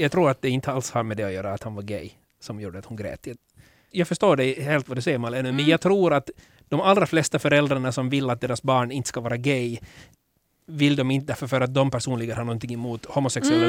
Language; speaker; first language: Swedish; native; Swedish